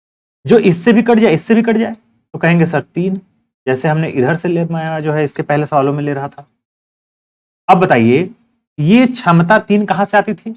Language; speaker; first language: Hindi; native; Hindi